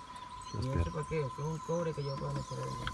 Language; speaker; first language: Spanish; native; Spanish